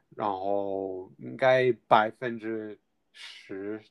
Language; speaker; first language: Chinese; non-native, fluent; English